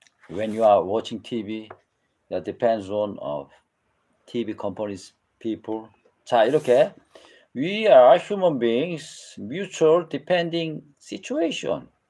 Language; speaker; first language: English; non-native, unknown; Korean